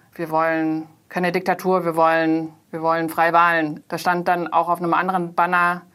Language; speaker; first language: German; non-native, fluent; Chinese